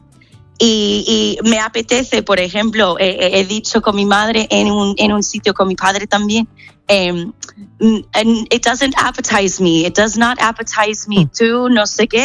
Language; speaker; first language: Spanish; non-native, fluent; English